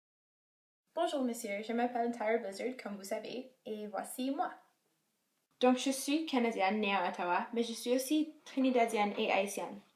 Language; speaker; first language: French; non-native, local second language; English